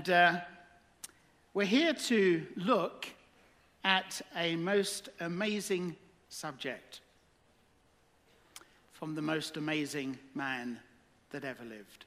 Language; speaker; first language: English; native; English